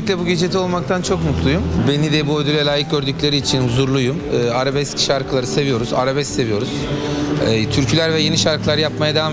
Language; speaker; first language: Turkish; native; Turkish